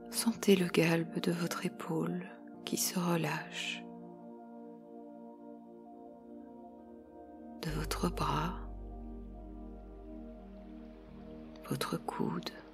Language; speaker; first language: French; native; French